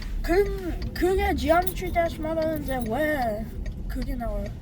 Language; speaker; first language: Korean; early bilingual, heritage; English